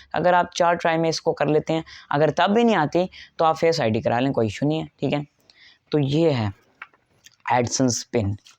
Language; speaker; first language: Urdu; native; Urdu